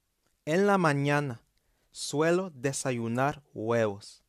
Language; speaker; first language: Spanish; non-native, fluent; English